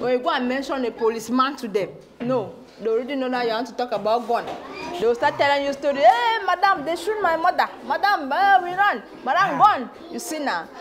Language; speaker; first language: English; native; English